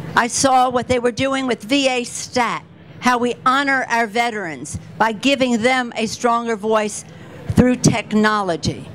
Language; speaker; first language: English; native; English